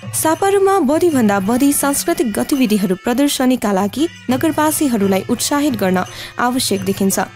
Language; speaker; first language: Nepali; non-native, local second language; Newari